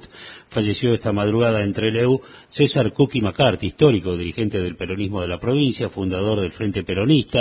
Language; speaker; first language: Spanish; native; Spanish